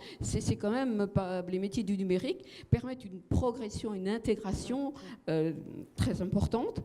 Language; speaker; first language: French; native; French